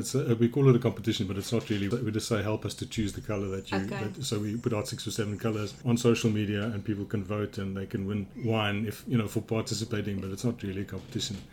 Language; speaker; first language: English; native; English